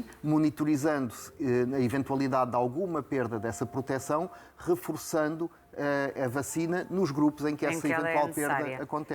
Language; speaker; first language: Portuguese; native; Portuguese